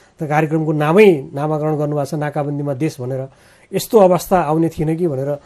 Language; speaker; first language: Nepali; native; Nepali